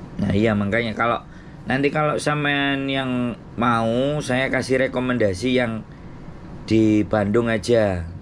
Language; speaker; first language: Indonesian; native; Indonesian